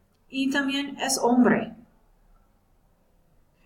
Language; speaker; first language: Spanish; non-native, fluent; English